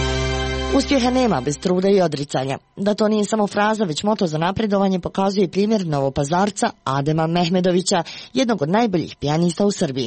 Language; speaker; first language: Croatian; native; Croatian